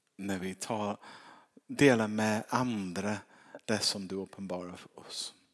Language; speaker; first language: Swedish; non-native, fluent; English